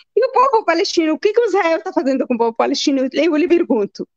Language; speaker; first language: Portuguese; non-native, fluent; Arabic